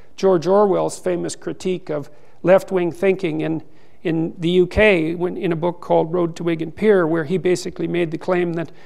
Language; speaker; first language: English; native; English